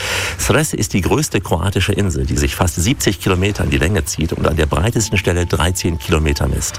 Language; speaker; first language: German; native; German